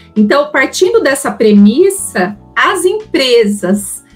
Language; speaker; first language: Portuguese; native; Portuguese